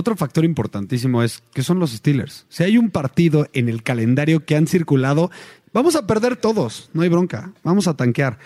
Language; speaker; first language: Spanish; native; Spanish